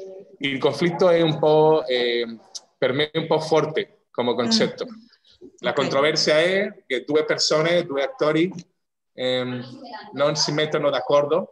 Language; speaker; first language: Italian; non-native, fluent; Spanish